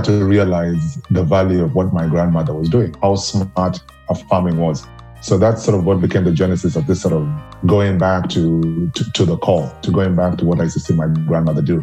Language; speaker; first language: English; non-native, local second language; Luo (Kenya and Tanzania)